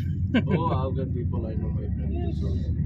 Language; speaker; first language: English; non-native, learner; Bangla